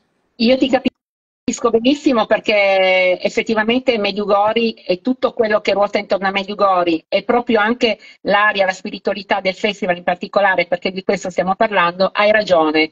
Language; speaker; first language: Italian; native; Italian